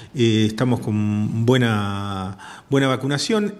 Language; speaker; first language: Spanish; native; Spanish